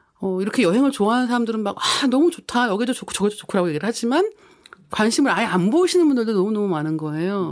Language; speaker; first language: Korean; native; Korean